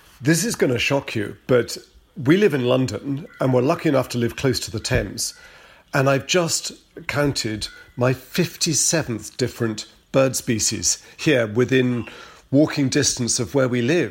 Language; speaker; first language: English; native; English